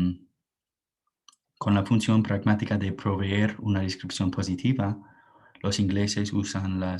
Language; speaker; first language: Spanish; non-native, fluent; English